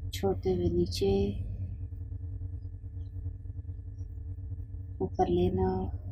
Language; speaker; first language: Hindi; native; Hindi